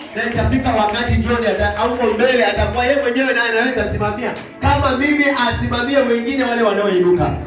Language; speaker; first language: Swahili; native; Swahili